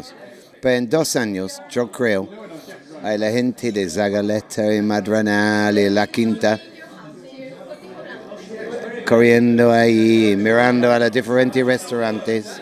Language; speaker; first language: Spanish; non-native, learner; English